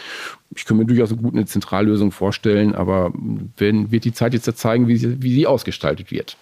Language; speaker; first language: German; native; German